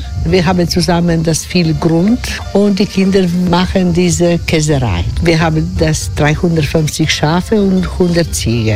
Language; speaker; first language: German; non-native, learner; Croatian